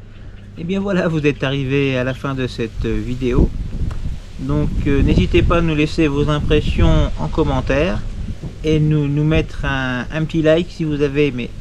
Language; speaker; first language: French; native; French